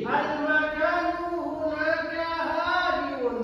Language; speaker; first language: Arabic; non-native, fluent; Indonesian